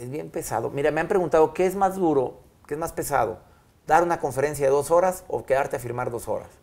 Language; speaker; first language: Spanish; native; Spanish